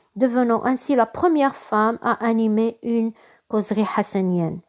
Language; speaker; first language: French; non-native, local second language; Arabic